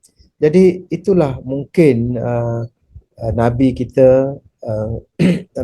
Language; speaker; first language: Malay; native; Malay